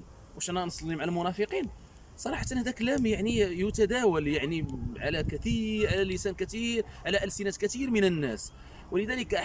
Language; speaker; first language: Arabic; native; Arabic